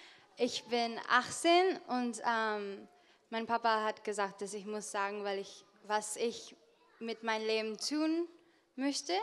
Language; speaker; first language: German; non-native, learner; English